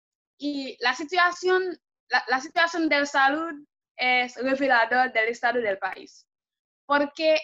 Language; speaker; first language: Spanish; non-native, fluent; Haitian Creole